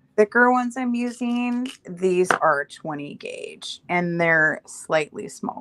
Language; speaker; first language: English; native; English